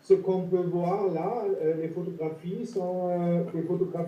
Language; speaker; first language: French; non-native, fluent; German